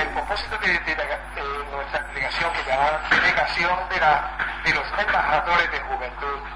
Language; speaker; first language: Spanish; non-native, fluent; Chinese